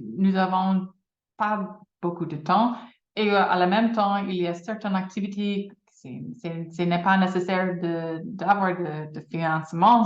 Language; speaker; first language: French; non-native, fluent; English